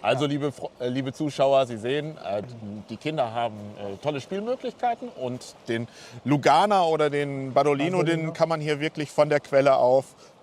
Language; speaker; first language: German; native; German